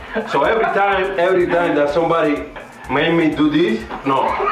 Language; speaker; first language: English; non-native, learner; Spanish